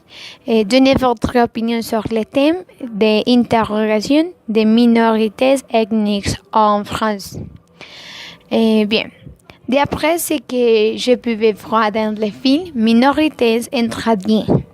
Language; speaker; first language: French; non-native, learner; Spanish